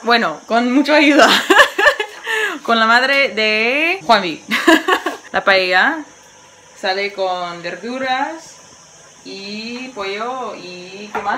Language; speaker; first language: Spanish; non-native, learner; English